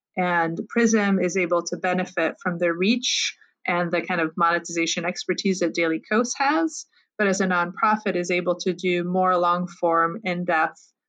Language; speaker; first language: English; non-native, fluent; French